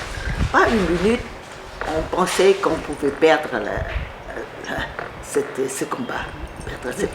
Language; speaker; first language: French; non-native, fluent; Vietnamese